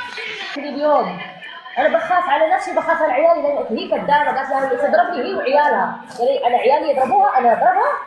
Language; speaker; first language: Arabic; non-native, local second language; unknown